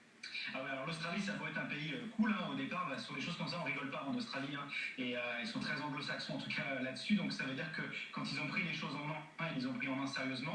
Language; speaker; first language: French; native; French